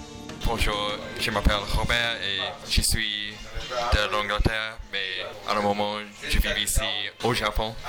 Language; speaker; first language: French; non-native, learner; English